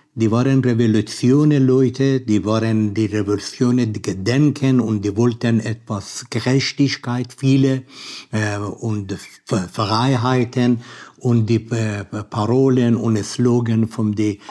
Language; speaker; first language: German; non-native, learner; Persian